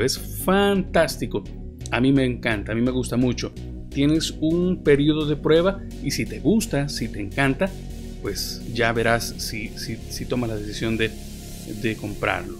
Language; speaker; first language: Spanish; native; Spanish